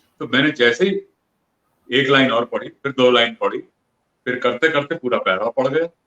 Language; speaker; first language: Hindi; non-native, local second language; Punjabi